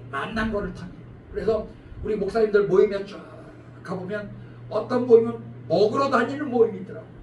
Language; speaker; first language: Korean; native; Korean